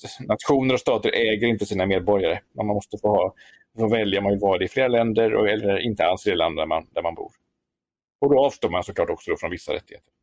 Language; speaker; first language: Swedish; native; Swedish